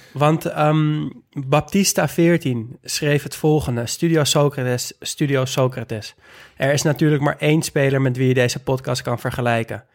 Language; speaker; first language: Dutch; native; Dutch